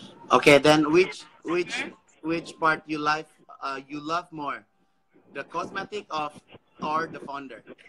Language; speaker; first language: English; non-native, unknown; Indonesian